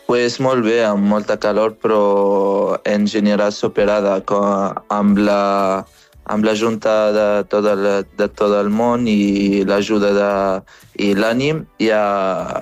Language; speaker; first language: Catalan; non-native, fluent; Arabic